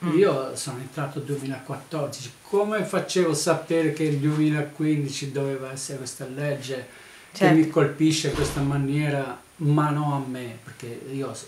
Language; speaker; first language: Italian; non-native, learner; Albanian